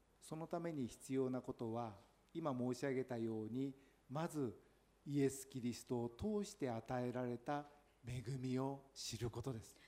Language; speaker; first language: Japanese; native; Japanese